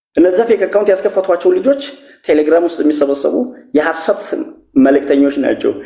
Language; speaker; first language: Amharic; non-native, local second language; Oromo